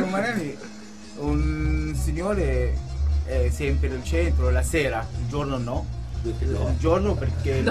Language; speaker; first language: Italian; non-native, local second language; Kurdish